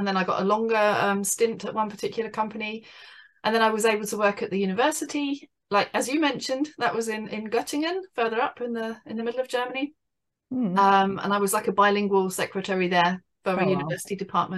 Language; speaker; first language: English; native; English